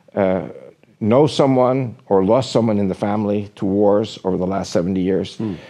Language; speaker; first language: English; native; English